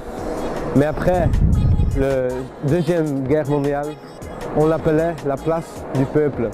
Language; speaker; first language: French; non-native, learner; Dutch